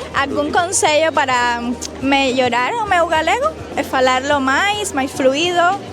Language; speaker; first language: Galician; non-native, learner; Spanish